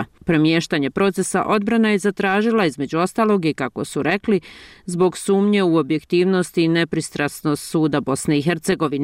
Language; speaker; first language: Croatian; native; Croatian